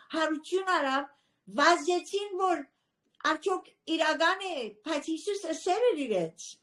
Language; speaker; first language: Armenian; early bilingual, heritage; Armenian